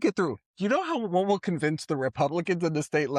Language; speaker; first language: English; native; English